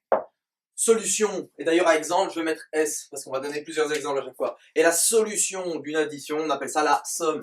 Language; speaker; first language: French; native; French